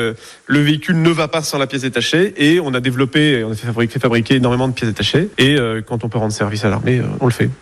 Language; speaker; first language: French; native; French